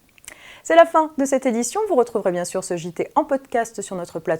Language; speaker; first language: French; native; French